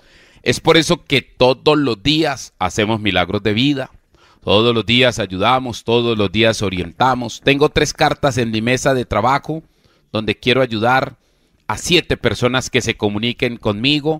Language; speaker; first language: Spanish; native; Spanish